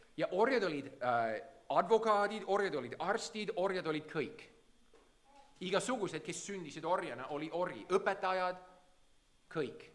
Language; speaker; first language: Estonian; early bilingual, heritage; Estonian